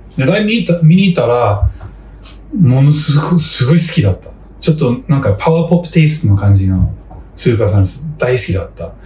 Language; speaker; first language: Japanese; non-native, fluent; English